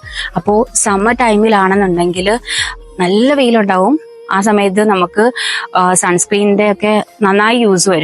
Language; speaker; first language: Malayalam; native; Malayalam